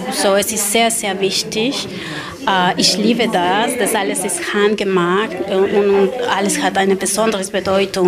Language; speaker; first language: German; non-native, learner; Spanish